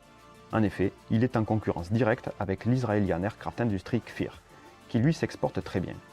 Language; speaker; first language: French; native; French